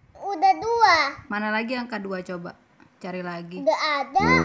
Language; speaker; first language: Indonesian; native; Indonesian